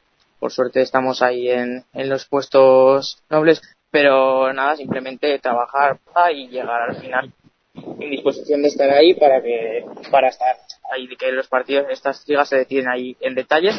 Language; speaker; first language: Spanish; native; Spanish